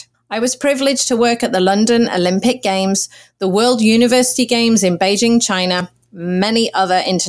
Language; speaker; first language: English; native; English